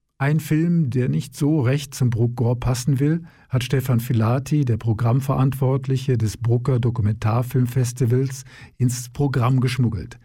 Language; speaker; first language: German; native; German